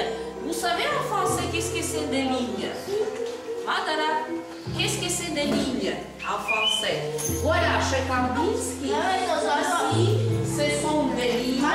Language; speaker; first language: French; non-native, fluent; Latvian